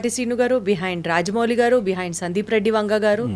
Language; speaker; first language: Telugu; native; Telugu